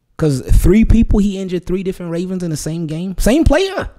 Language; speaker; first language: English; native; English